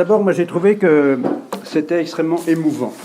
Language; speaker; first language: French; native; French